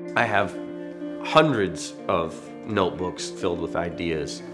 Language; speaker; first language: English; native; English